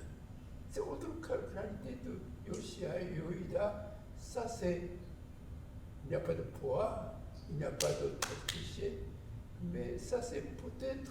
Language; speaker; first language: French; non-native, learner; Japanese